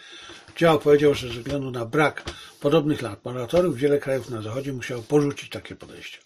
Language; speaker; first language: Polish; native; Polish